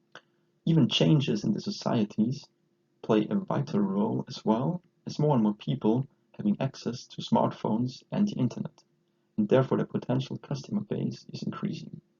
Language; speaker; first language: English; non-native, fluent; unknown